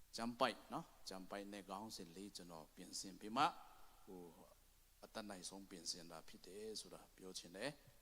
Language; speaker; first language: Burmese; non-native, local second language; Tedim Chin